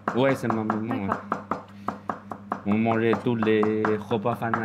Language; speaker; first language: French; non-native, learner; Chinese